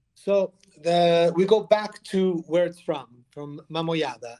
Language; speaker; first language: English; early bilingual, other home language; Italian